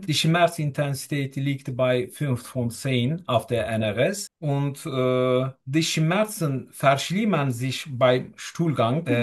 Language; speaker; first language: German; non-native, learner; Turkish